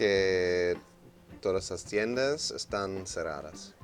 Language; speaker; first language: Spanish; non-native, fluent; English